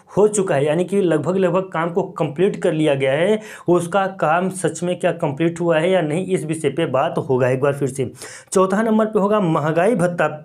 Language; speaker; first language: Hindi; native; Hindi